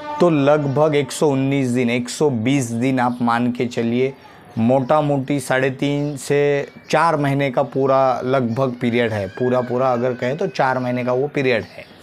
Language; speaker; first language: Hindi; non-native, local second language; Marathi